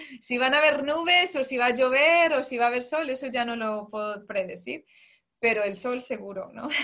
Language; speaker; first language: Spanish; early bilingual, heritage; Spanish